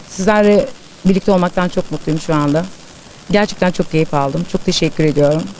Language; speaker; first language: Turkish; early bilingual, heritage; Turkish